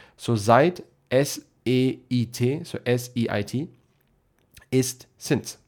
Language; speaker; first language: German; native; German